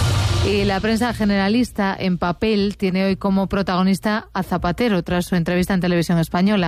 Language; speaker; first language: Spanish; native; Spanish